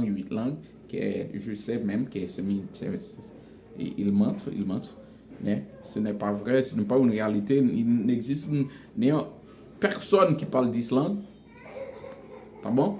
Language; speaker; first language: French; non-native, local second language; Haitian Creole